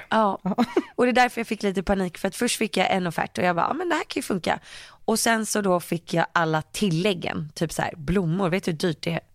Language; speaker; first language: Swedish; native; Swedish